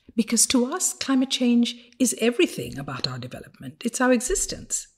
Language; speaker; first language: English; non-native, fluent; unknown